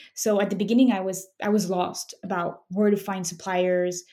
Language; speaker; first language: English; non-native, fluent; Spanish